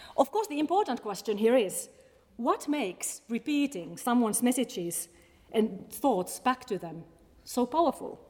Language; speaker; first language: English; non-native, fluent; Finnish